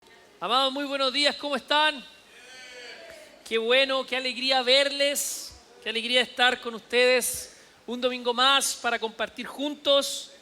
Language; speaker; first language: Spanish; native; Spanish